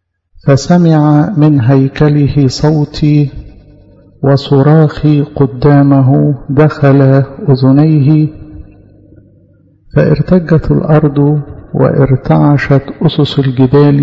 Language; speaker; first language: Arabic; native; Arabic